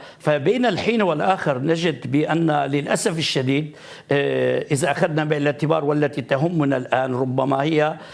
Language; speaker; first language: Arabic; non-native, fluent; Turkish